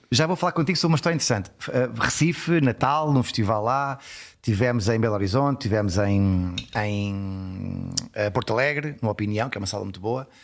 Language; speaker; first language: Portuguese; early bilingual, heritage; Portuguese